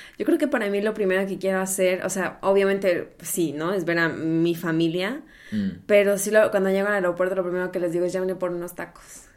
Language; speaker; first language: Spanish; native; Spanish